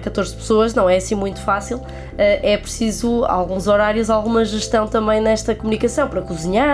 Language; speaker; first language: Portuguese; native; Portuguese